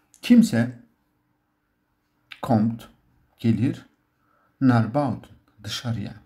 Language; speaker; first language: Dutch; non-native, learner; Turkish